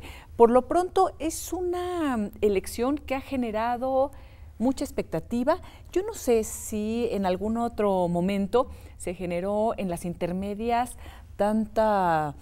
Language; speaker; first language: Spanish; native; Spanish